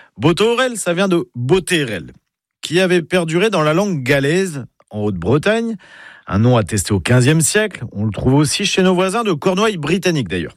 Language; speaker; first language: French; native; French